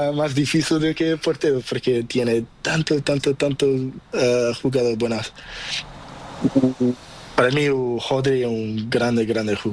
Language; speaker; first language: Spanish; non-native, learner; Portuguese